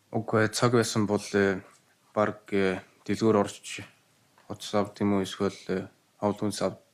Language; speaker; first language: Mongolian; early bilingual, heritage; Mongolian